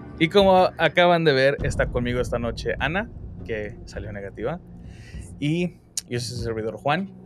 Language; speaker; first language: Spanish; native; Spanish